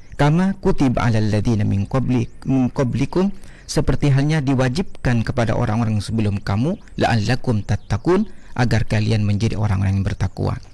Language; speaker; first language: Indonesian; non-native, local second language; Madurese